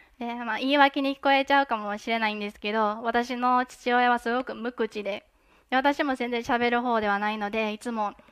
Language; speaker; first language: Japanese; native; Japanese